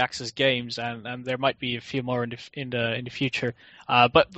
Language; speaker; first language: English; non-native, fluent; Dutch